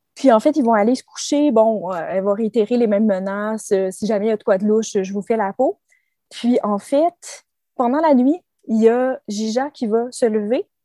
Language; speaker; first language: French; native; French